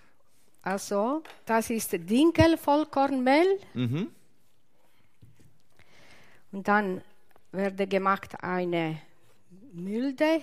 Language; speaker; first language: German; non-native, learner; Italian